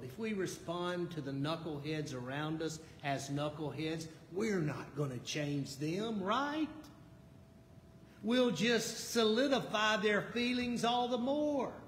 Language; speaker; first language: English; native; English